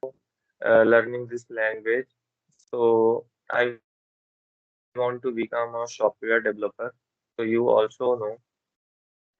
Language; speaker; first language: English; non-native, learner; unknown